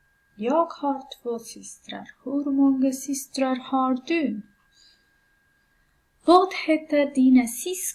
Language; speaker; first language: Swedish; non-native, fluent; Pashto